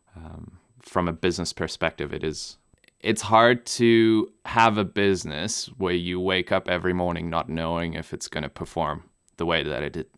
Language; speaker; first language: English; non-native, local second language; German